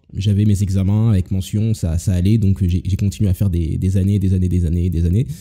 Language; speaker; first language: French; native; French